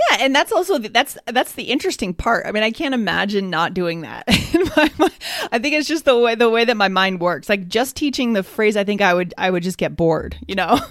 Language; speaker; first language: English; native; English